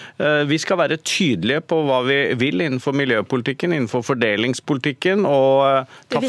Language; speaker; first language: Norwegian; native; Norwegian